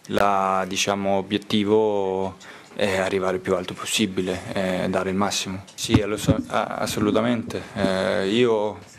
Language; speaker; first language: Italian; non-native, learner; Danish